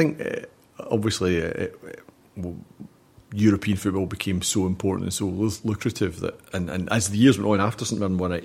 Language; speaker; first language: English; native; English